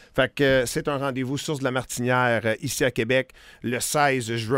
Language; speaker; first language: French; native; French